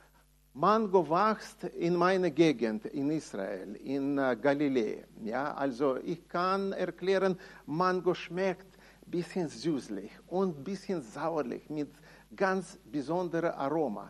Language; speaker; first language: German; non-native, fluent; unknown